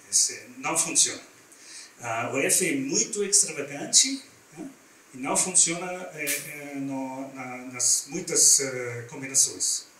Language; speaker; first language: Portuguese; non-native, learner; German